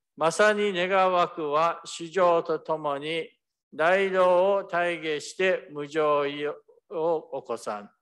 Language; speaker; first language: Japanese; early bilingual, other home language; English